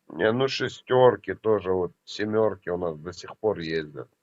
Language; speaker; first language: Russian; native; Russian